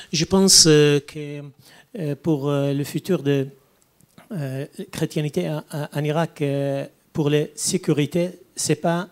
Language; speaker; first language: French; non-native, learner; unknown